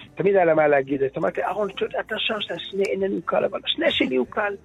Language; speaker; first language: Hebrew; early bilingual, other home language; Dutch